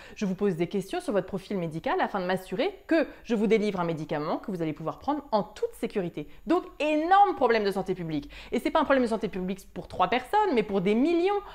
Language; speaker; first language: French; native; French